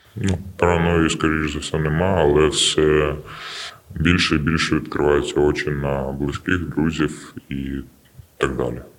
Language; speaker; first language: Ukrainian; non-native, local second language; Russian